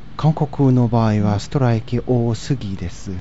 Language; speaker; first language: Japanese; non-native, learner; Korean